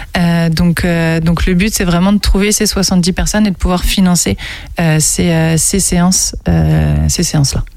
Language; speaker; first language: French; native; French